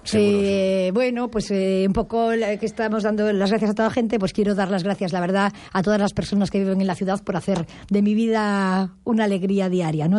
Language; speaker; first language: Spanish; native; Spanish